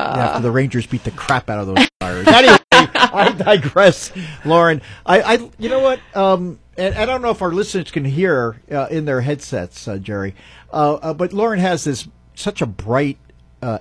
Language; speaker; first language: English; native; English